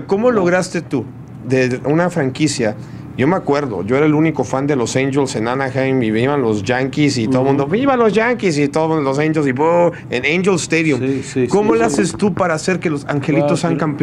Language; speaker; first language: Spanish; native; Spanish